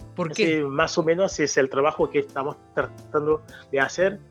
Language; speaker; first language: Spanish; non-native, fluent; Haitian Creole